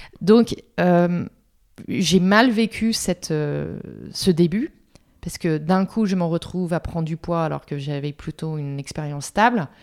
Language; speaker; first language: French; non-native, fluent; English